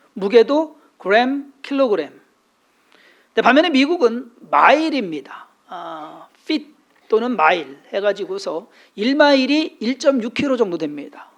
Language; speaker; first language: Korean; native; Korean